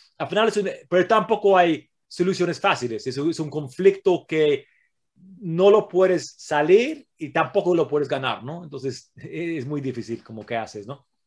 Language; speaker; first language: Spanish; non-native, fluent; English